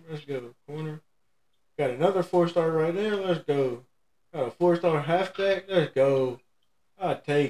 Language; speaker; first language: English; native; English